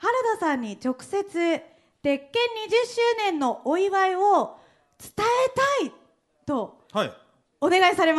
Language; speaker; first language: Japanese; native; Japanese